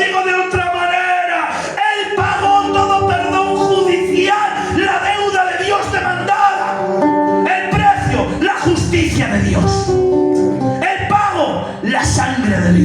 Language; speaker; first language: Spanish; native; Spanish